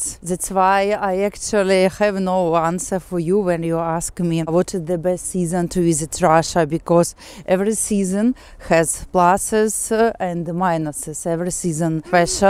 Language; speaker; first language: English; non-native, fluent; Russian